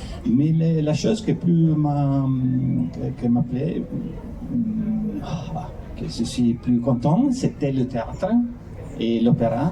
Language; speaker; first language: French; non-native, fluent; Italian